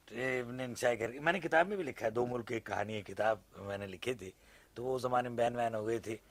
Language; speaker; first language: Urdu; native; Urdu